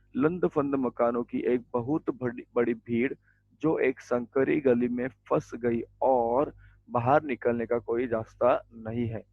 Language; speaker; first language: Hindi; non-native, local second language; Marathi